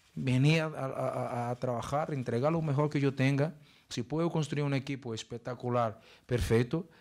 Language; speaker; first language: Spanish; non-native, fluent; Portuguese